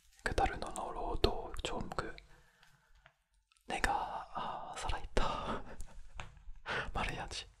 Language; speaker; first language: Korean; non-native, fluent; French